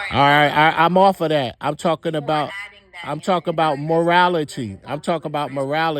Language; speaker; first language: English; native; English